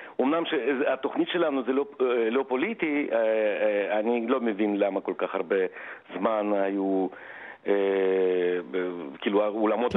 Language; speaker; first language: Hebrew; non-native, fluent; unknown